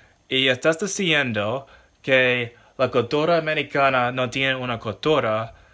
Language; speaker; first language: Spanish; non-native, learner; English